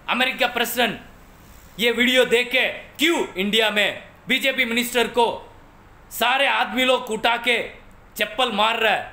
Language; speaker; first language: Hindi; non-native, local second language; Tamil